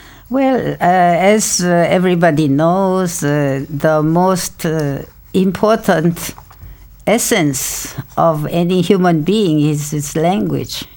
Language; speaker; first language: English; non-native, fluent; Korean